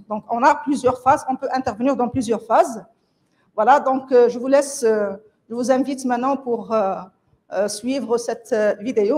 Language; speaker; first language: French; non-native, local second language; Arabic